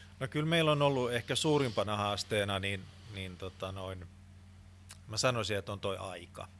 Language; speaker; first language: Finnish; non-native, local second language; Swedish